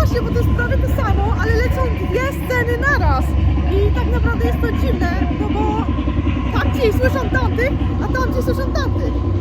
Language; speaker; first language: Polish; native; Polish